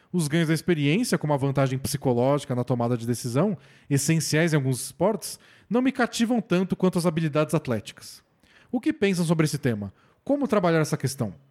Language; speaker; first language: Portuguese; native; Portuguese